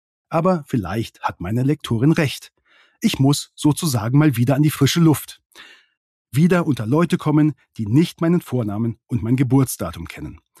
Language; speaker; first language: German; native; German